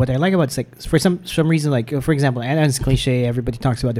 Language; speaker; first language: English; non-native, local second language; Filipino